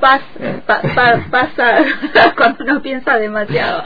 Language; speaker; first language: Spanish; native; Spanish